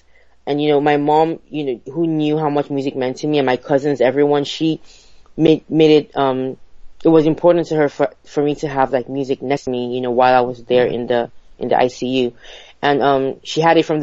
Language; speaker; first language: English; non-native, local second language; Igbo